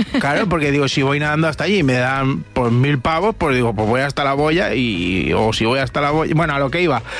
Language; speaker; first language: Spanish; native; Spanish